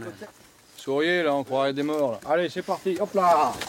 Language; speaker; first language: French; native; French